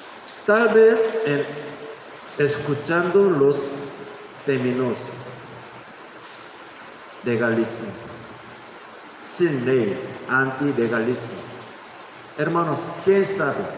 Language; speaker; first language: Spanish; non-native, learner; Korean